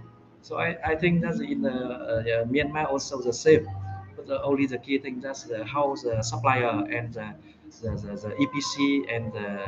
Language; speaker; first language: English; non-native, fluent; Vietnamese